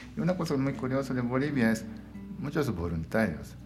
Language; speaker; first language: Spanish; non-native, fluent; Japanese